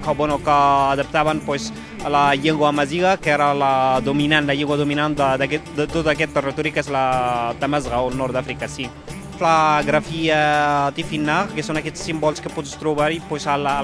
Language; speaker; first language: Catalan; non-native, fluent; Berber languages